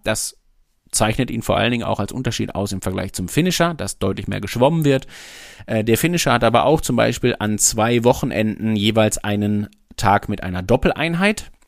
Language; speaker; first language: German; native; German